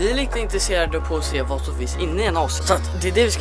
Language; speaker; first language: Swedish; native; Swedish